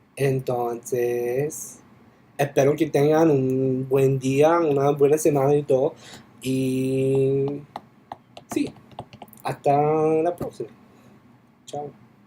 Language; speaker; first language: Spanish; non-native, fluent; English